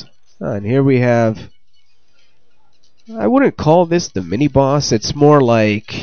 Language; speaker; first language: English; native; English